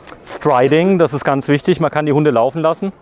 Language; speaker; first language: German; native; German